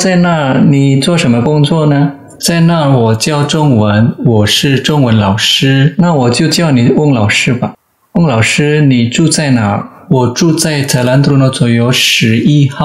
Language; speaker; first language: Chinese; non-native, fluent; Indonesian